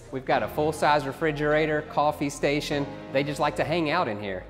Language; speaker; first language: English; native; English